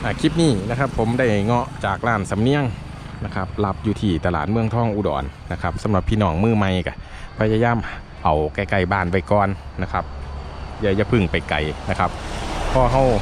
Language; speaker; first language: Thai; non-native, local second language; Lao